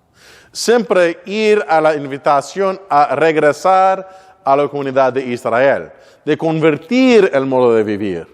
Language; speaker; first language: Spanish; non-native, learner; English